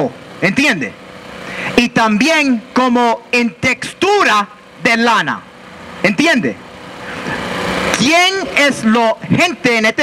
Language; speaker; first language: Spanish; non-native, learner; English